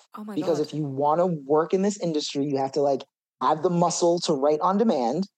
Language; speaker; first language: English; native; English